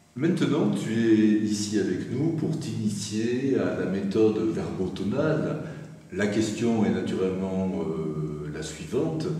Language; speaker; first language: French; native; French